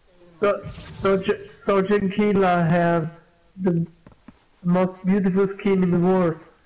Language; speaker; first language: English; non-native, learner; Italian